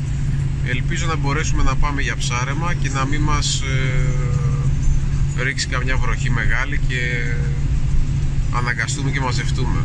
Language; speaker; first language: Greek; native; Greek